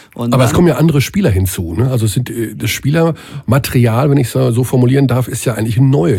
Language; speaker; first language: German; native; German